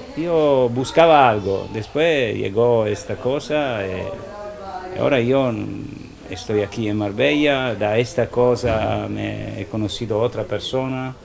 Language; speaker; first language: Spanish; non-native, learner; Italian